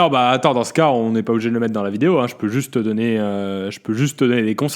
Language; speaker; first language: French; native; French